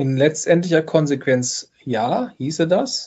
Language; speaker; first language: German; native; German